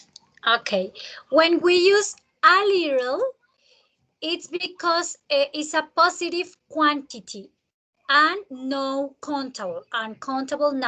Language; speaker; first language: English; non-native, fluent; Spanish